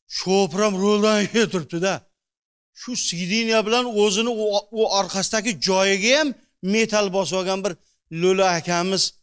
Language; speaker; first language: Uzbek; native; Uzbek